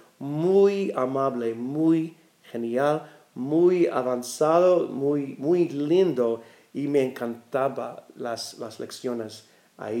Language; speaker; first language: Spanish; non-native, learner; English